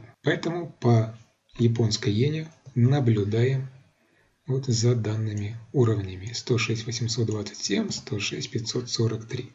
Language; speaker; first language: Russian; native; Russian